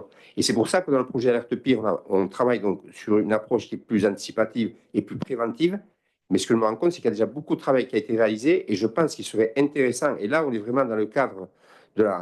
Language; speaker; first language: French; native; French